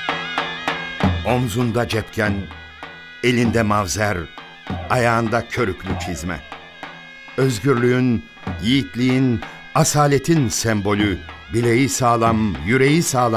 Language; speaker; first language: Turkish; native; Turkish